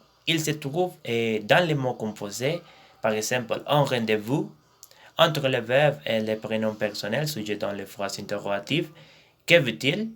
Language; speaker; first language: French; non-native, learner; Spanish